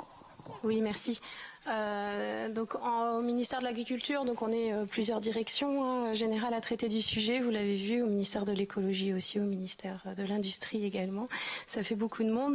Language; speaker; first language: French; native; French